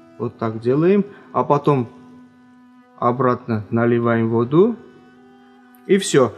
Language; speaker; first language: Russian; non-native, local second language; Armenian